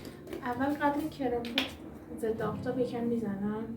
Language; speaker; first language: Persian; native; Persian